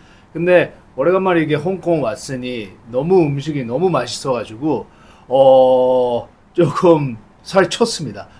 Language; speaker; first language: Korean; early bilingual, heritage; Japanese